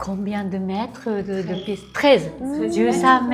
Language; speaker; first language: French; non-native, learner; Japanese